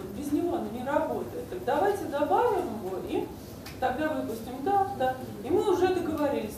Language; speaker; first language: Russian; native; Russian